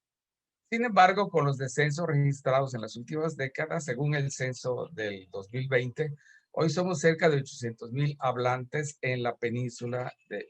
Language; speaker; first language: Spanish; native; Spanish